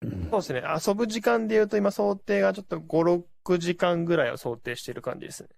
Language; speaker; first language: Japanese; native; Japanese